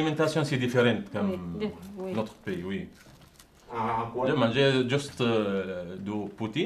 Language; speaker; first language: French; non-native, learner; Arabic